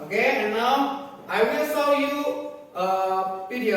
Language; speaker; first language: English; non-native, fluent; Indonesian